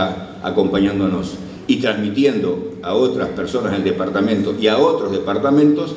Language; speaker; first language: Spanish; native; Spanish